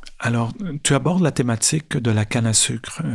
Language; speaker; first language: French; non-native, fluent; Spanish